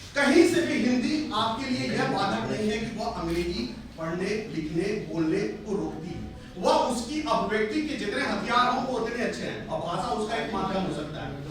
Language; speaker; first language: Hindi; native; Hindi